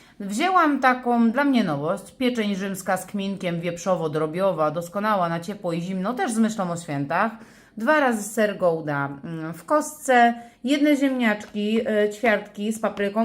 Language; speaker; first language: Polish; native; Polish